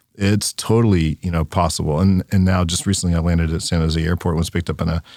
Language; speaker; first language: English; native; English